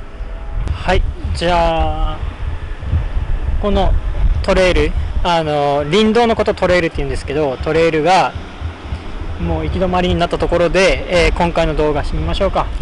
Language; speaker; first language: Japanese; native; Japanese